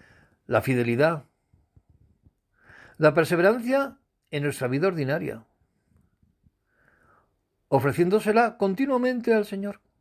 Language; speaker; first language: Spanish; native; Spanish